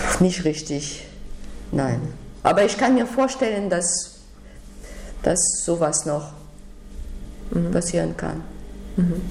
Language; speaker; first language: German; non-native, fluent; French